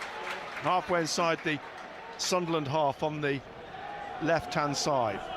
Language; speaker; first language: English; native; English